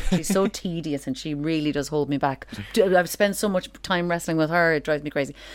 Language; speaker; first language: English; native; English